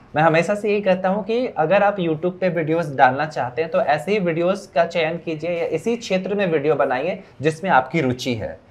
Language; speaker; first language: Hindi; native; Hindi